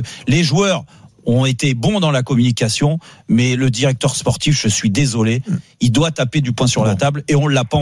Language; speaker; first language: French; native; French